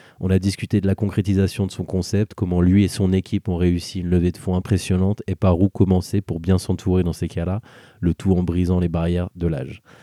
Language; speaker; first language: French; native; French